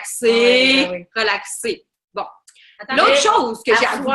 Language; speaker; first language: French; native; French